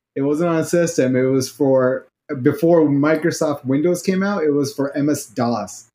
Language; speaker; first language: English; non-native, local second language; Urdu